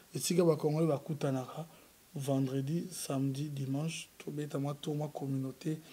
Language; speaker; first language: French; non-native, local second language; Lingala